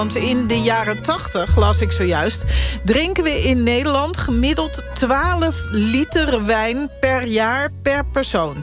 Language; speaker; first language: Dutch; native; Dutch